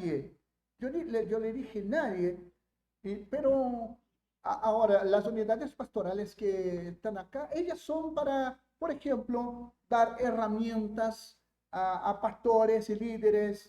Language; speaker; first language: Spanish; non-native, fluent; Portuguese